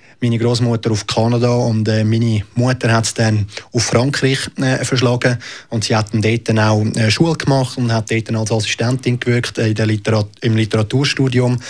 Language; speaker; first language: German; native; German